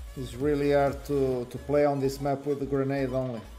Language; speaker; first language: English; non-native, learner; Portuguese